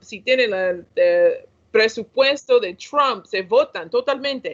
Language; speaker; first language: Spanish; non-native, learner; English